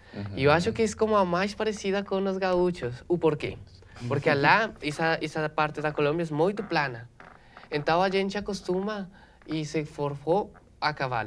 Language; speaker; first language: Portuguese; non-native, learner; Spanish